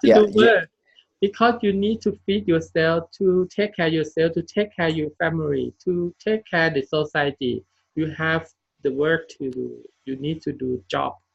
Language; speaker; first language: English; non-native, learner; Thai